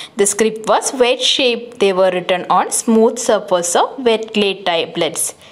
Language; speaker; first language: English; non-native, local second language; Malayalam